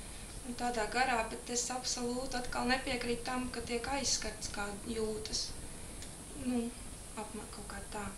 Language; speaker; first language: Latvian; native; Latvian